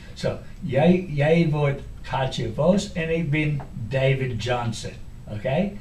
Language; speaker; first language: Dutch; non-native, fluent; English